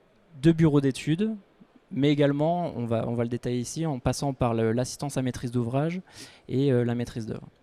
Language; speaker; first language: French; native; French